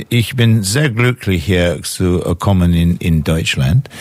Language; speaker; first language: German; non-native, learner; English